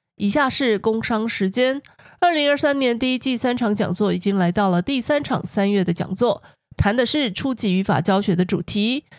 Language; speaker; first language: Chinese; native; Chinese